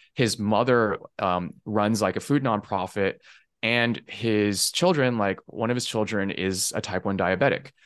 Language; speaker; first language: English; early bilingual, other home language; Chinese